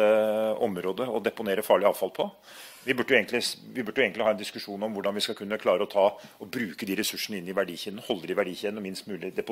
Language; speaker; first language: Norwegian; native; Norwegian